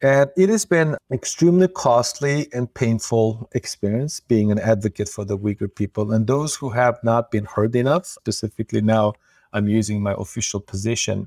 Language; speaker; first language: English; non-native, fluent; Uyghur